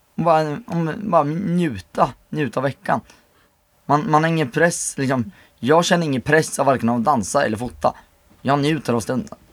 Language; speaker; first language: Swedish; native; Swedish